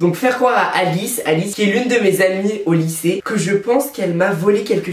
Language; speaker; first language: French; native; French